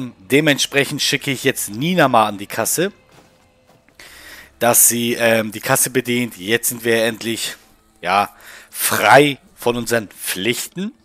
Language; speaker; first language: German; native; German